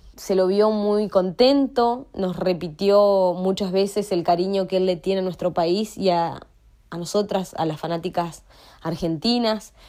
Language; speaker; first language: Spanish; native; Spanish